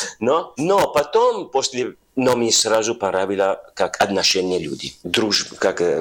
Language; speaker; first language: Russian; non-native, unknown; Italian